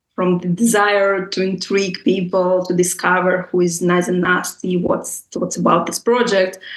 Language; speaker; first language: English; non-native, fluent; Russian